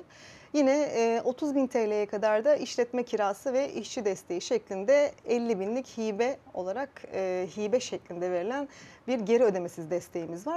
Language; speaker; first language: Turkish; native; Turkish